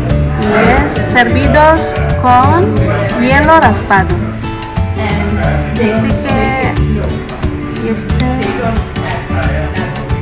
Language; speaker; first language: Spanish; non-native, learner; Indonesian